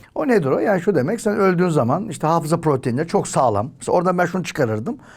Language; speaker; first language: Turkish; native; Turkish